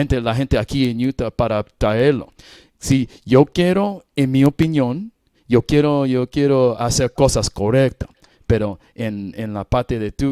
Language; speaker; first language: Spanish; non-native, learner; English